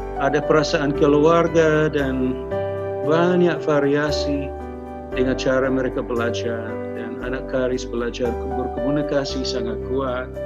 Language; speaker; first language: Indonesian; non-native, local second language; English